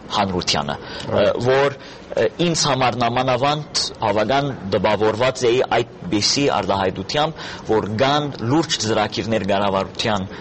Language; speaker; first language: Armenian; early bilingual, heritage; Armenian